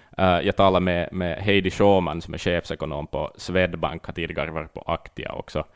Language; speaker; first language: Swedish; native; Swedish